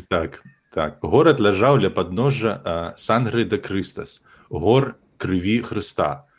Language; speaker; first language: Belarusian; non-native, local second language; Russian